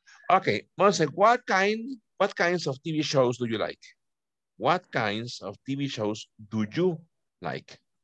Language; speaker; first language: English; non-native, fluent; Spanish